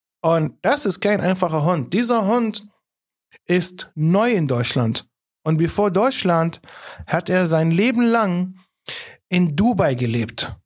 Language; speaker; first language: German; non-native, fluent; Arabic